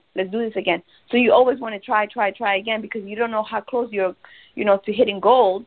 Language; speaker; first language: English; early bilingual, other home language; Spanish